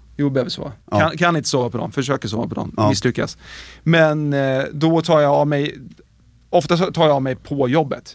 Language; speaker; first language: Swedish; early bilingual, heritage; Swedish